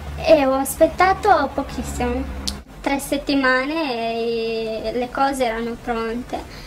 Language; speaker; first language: Italian; non-native, fluent; Romanian